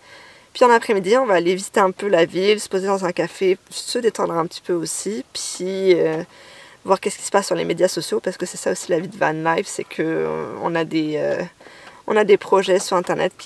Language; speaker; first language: French; native; French